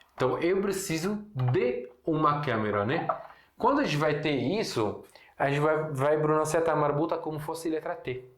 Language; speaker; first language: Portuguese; non-native, fluent; Arabic